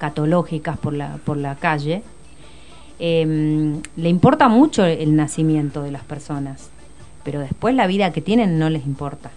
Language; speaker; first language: Spanish; native; Spanish